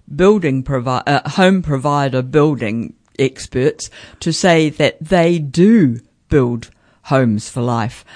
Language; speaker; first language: English; native; English